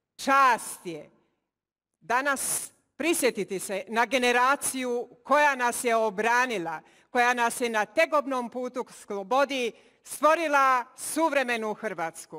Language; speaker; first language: Bosnian; native; Bosnian